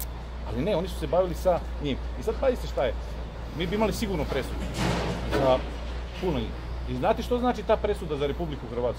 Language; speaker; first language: Croatian; native; Croatian